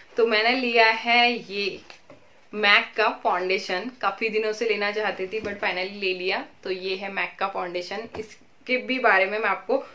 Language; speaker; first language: Hindi; native; Hindi